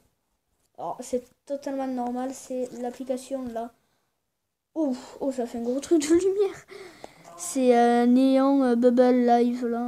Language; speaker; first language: French; native; French